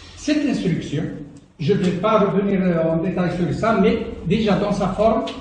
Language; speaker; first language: French; non-native, local second language; Arabic